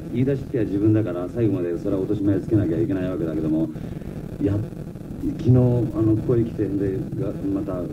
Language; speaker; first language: Japanese; native; Japanese